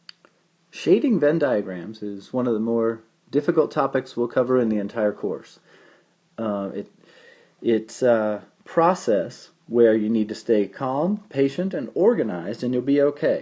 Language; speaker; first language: English; native; English